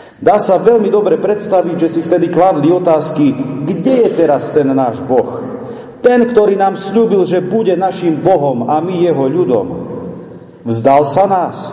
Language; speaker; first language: Slovak; native; Slovak